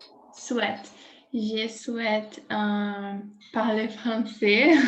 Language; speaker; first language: French; non-native, learner; Portuguese